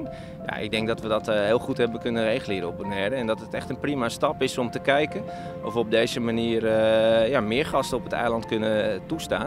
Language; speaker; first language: Dutch; native; Dutch